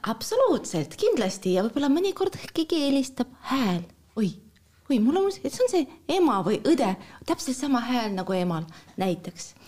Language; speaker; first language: Estonian; non-native, fluent; Russian